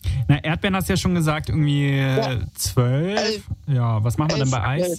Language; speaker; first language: German; native; German